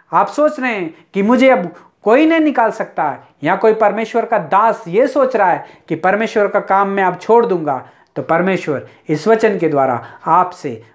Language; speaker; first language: Hindi; non-native, local second language; Telugu